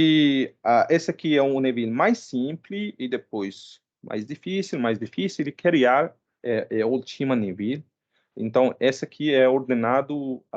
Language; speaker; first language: Portuguese; non-native, fluent; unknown